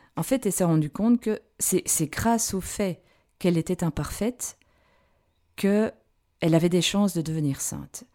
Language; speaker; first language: French; native; French